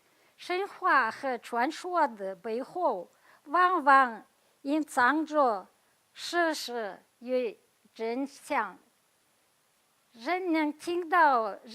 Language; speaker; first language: Chinese; non-native, fluent; Kazakh